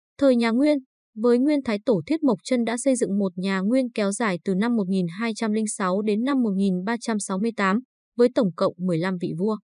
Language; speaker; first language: Vietnamese; native; Vietnamese